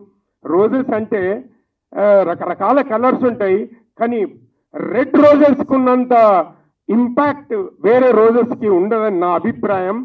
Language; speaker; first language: Telugu; native; Telugu